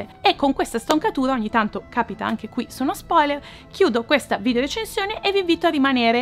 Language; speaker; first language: Italian; native; Italian